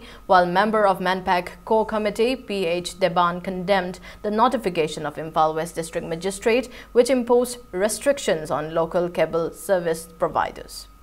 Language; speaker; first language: English; non-native, local second language; Manipuri